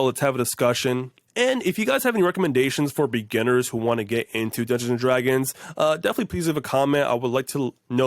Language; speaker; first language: English; native; English